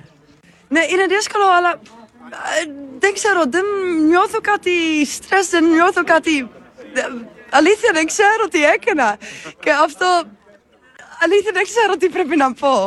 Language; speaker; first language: Greek; non-native, learner; Dutch